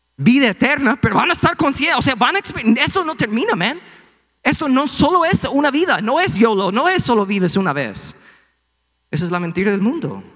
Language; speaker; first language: Spanish; non-native, fluent; English